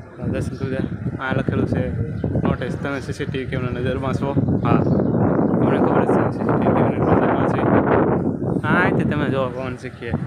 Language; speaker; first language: Gujarati; native; Gujarati